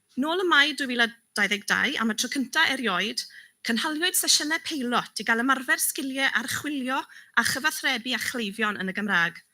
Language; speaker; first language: Welsh; native; Welsh